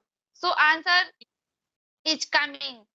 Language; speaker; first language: English; non-native, learner; Hindi